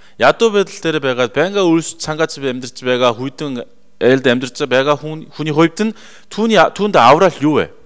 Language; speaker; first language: Mongolian; native; Mongolian